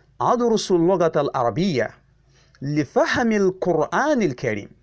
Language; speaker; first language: Arabic; non-native, fluent; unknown